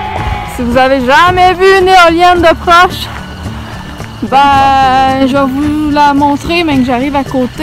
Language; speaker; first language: French; native; French